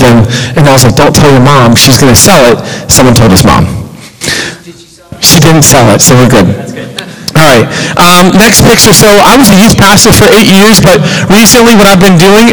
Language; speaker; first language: English; native; English